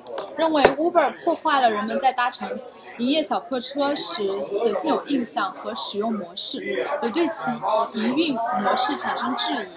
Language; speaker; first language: Chinese; native; Chinese